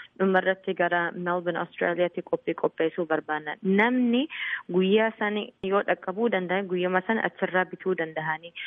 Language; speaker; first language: Oromo; early bilingual, heritage; Oromo